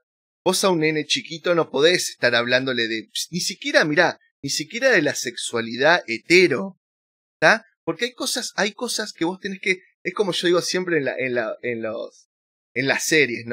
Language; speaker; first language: Spanish; native; Spanish